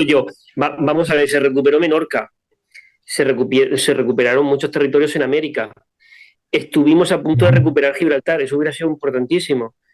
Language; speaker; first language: Spanish; native; Spanish